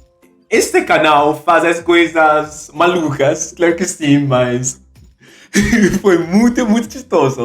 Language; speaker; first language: Portuguese; non-native, learner; English